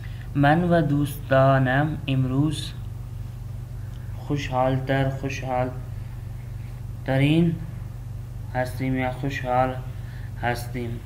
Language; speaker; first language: Persian; non-native, fluent; Urdu